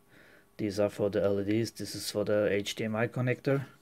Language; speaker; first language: English; non-native, fluent; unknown